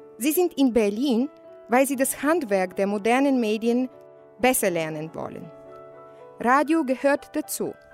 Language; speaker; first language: German; native; German